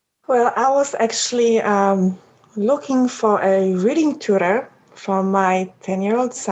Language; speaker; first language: English; non-native, fluent; Polish